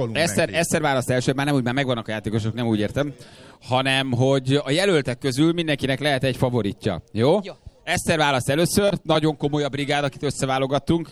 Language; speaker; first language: Hungarian; native; Hungarian